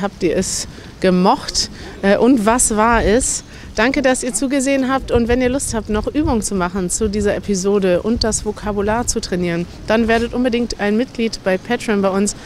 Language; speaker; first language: German; native; German